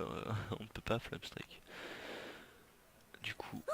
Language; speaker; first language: French; native; French